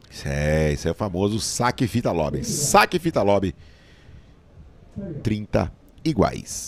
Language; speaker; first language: Portuguese; native; Portuguese